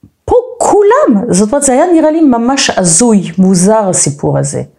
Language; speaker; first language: Hebrew; non-native, fluent; French